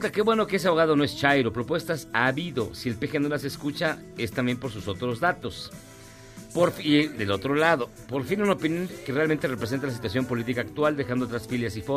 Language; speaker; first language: Spanish; native; Spanish